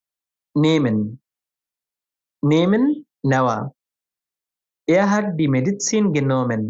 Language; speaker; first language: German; non-native, fluent; Bangla